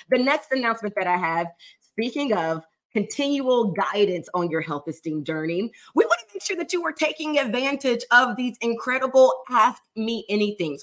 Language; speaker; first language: English; native; English